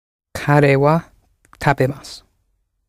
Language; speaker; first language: Japanese; non-native, learner; English